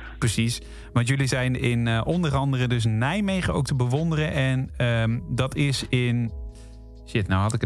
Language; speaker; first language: Dutch; native; Dutch